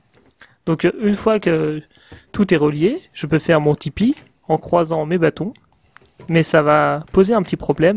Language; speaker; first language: French; native; French